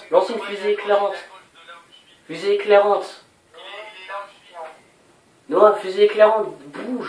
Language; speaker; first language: French; native; French